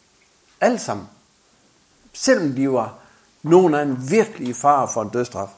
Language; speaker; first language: Danish; native; Danish